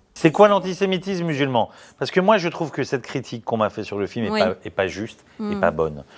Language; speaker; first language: French; native; French